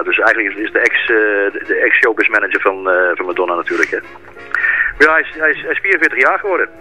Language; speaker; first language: Dutch; native; Dutch